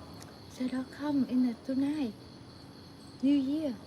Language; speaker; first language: English; non-native, learner; Vietnamese